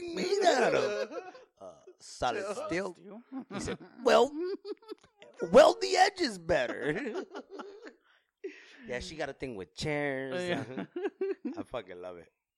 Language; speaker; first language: English; native; English